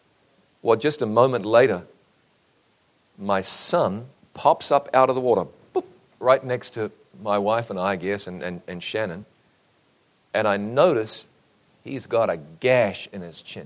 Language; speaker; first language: English; native; English